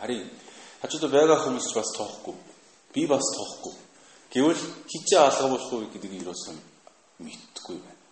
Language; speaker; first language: Mongolian; non-native, fluent; Korean